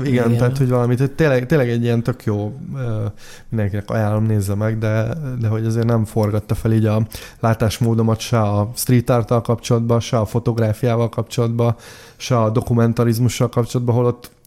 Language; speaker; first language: Hungarian; native; Hungarian